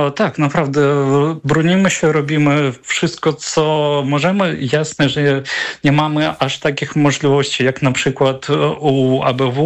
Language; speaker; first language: Polish; non-native, fluent; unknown